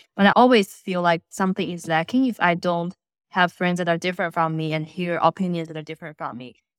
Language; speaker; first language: English; non-native, fluent; Chinese